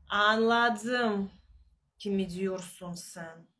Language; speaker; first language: Turkish; non-native, learner; Russian